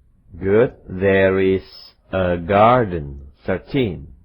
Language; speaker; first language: English; non-native, fluent; Indonesian